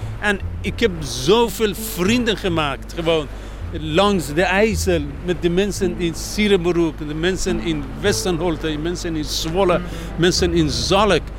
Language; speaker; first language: Dutch; non-native, fluent; Persian